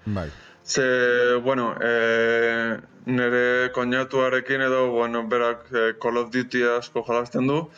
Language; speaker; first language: Basque; non-native, fluent; Spanish